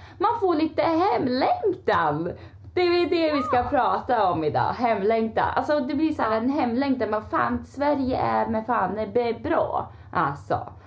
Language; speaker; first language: Swedish; native; Swedish